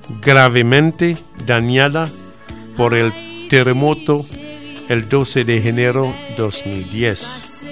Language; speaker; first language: Spanish; non-native, fluent; Haitian Creole